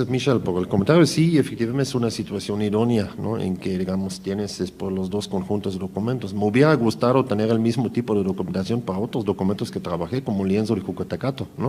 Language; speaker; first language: Spanish; native; Spanish